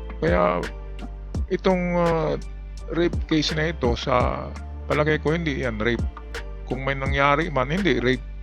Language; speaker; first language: Filipino; native; Filipino